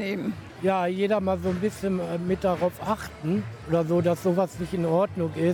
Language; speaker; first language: German; native; German